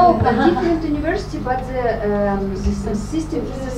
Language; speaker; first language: English; non-native, fluent; Russian